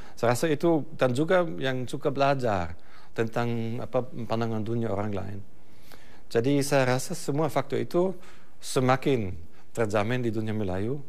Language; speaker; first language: Malay; non-native, fluent; German